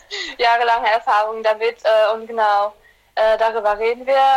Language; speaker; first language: German; early bilingual, other home language; Turkish